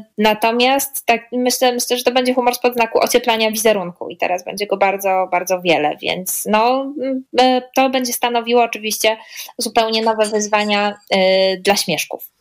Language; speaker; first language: Polish; native; Polish